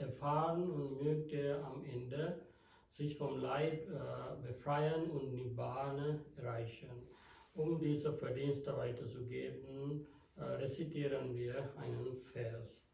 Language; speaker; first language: German; non-native, fluent; Sinhala